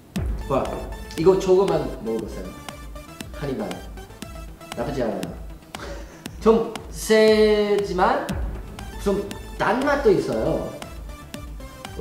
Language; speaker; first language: Korean; non-native, fluent; English